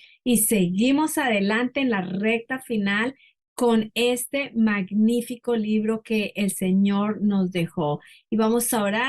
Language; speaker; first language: Spanish; native; Spanish